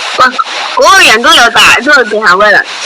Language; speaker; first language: Chinese; early bilingual, heritage; Cantonese